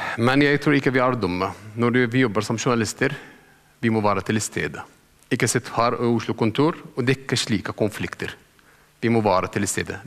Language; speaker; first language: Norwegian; non-native, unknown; Arabic